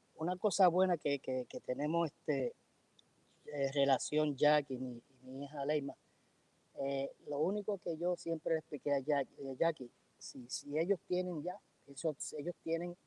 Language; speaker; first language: Spanish; native; Spanish